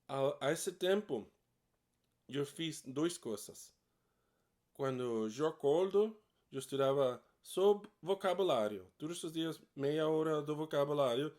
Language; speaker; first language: Portuguese; non-native, learner; English